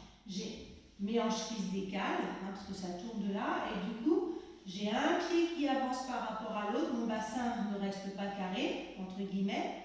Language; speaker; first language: French; native; French